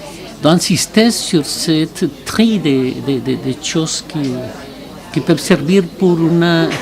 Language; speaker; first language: French; non-native, fluent; Spanish